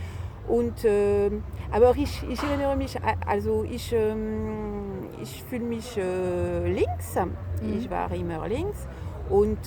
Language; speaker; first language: German; non-native, fluent; French